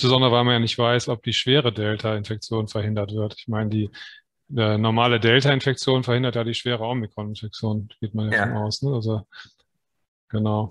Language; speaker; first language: German; native; German